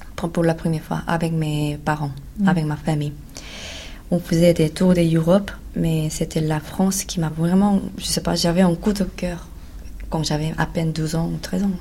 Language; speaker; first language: French; non-native, fluent; Korean